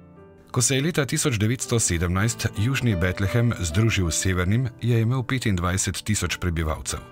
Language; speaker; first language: Slovenian; native; Slovenian